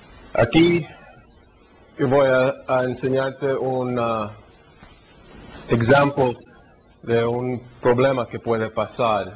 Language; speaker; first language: Spanish; early bilingual, heritage; Spanish